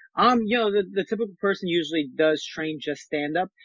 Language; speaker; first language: English; native; English